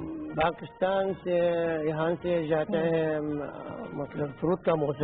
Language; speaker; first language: Hindi; non-native, learner; Arabic